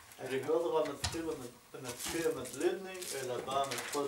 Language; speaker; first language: Danish; non-native, learner; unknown